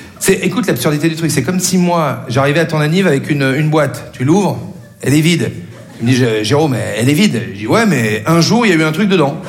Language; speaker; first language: French; native; French